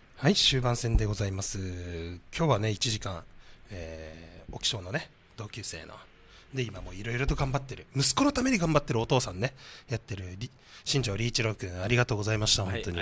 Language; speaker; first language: Japanese; native; Japanese